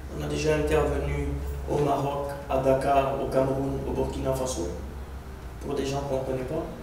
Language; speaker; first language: French; non-native, local second language; Arabic